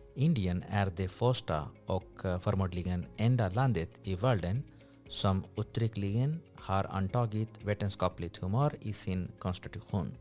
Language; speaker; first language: Swedish; non-native, fluent; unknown